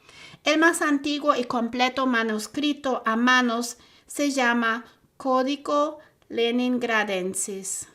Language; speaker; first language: Spanish; non-native, fluent; German